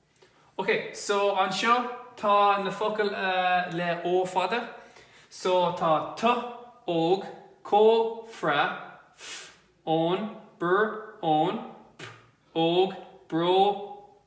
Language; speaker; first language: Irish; non-native, local second language; English